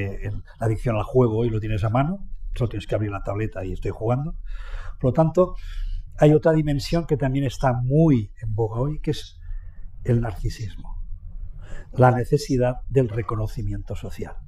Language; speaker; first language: Spanish; native; Spanish